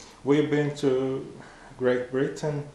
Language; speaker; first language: English; non-native, fluent; Finnish